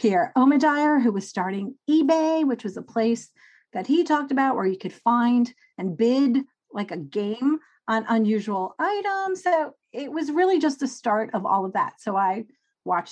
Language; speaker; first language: English; native; English